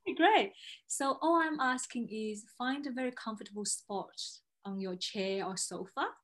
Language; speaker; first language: English; non-native, fluent; Chinese